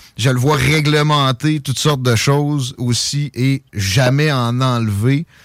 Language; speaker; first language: French; native; French